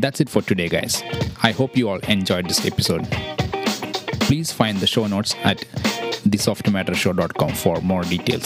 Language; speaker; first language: English; non-native, local second language; Malayalam